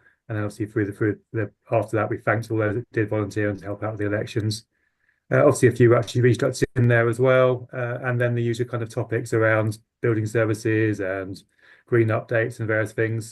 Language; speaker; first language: English; native; English